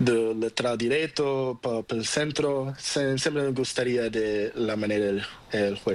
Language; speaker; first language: Spanish; non-native, learner; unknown